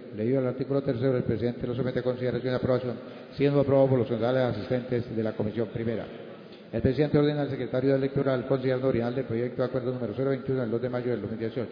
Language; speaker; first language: Spanish; native; Spanish